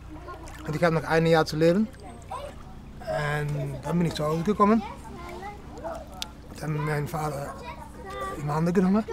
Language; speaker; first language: German; non-native, learner; Dutch